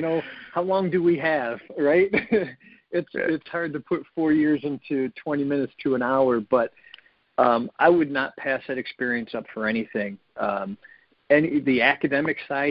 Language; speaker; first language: English; native; English